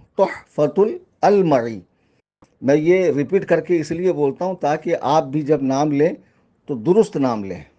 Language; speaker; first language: Urdu; native; Urdu